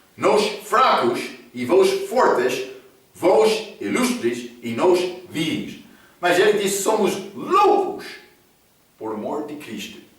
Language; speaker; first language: Portuguese; non-native, fluent; English